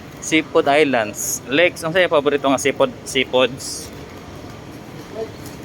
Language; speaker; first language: Filipino; non-native, local second language; Cebuano